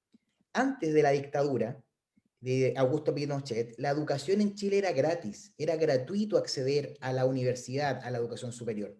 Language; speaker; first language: Spanish; native; Spanish